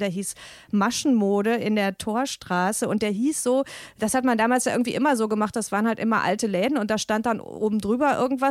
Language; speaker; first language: German; native; German